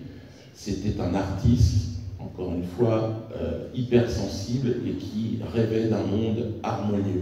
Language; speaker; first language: French; native; French